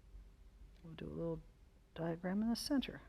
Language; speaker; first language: English; native; English